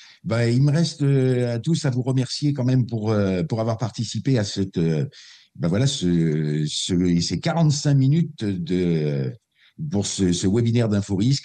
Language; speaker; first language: French; native; French